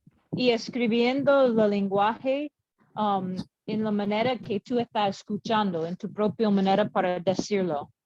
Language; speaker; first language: Spanish; non-native, learner; English